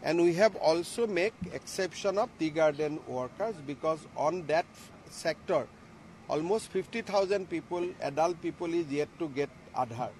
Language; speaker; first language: English; non-native, local second language; Assamese